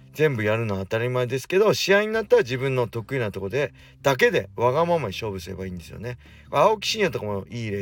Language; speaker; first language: Japanese; native; Japanese